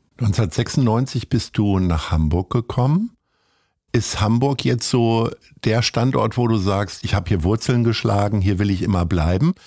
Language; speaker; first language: German; native; German